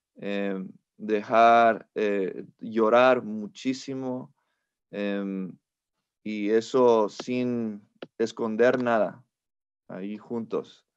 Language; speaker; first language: Spanish; non-native, fluent; English